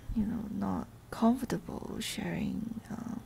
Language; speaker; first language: English; non-native, local second language; Cantonese